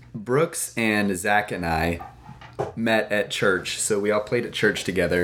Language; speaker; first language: English; native; English